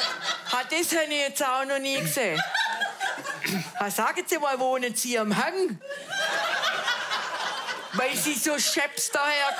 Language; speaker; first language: German; native; German